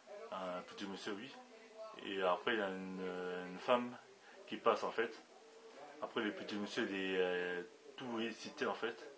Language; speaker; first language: French; native; French